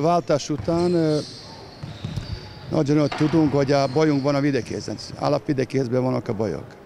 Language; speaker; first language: Hungarian; non-native, learner; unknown